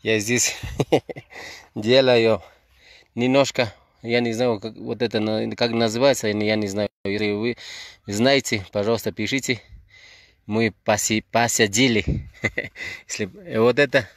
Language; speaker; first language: Russian; non-native, learner; Spanish